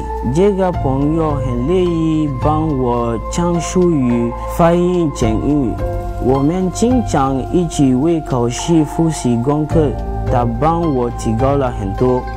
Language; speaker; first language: Chinese; non-native, fluent; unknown